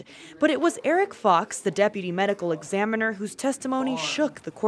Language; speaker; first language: English; native; English